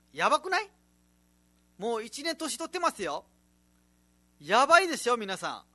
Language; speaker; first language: Japanese; non-native, fluent; Nepali